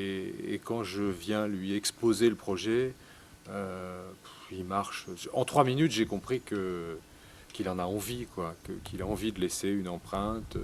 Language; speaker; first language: French; native; French